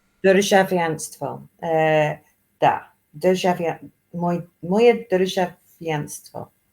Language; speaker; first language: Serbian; non-native, learner; English